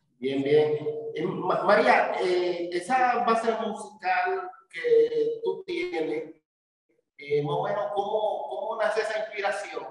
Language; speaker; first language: Spanish; native; Spanish